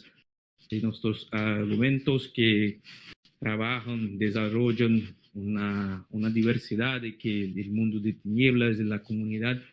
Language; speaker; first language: Spanish; non-native, learner; Portuguese